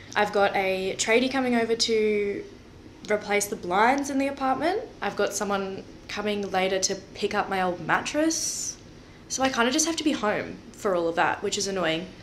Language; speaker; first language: English; native; English